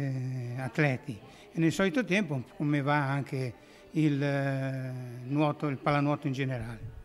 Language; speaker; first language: Italian; native; Italian